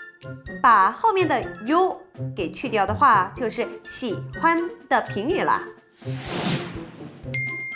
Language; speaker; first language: Chinese; non-native, fluent; Korean